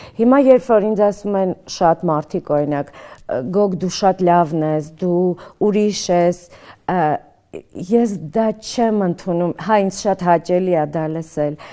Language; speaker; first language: Armenian; early bilingual, other home language; Russian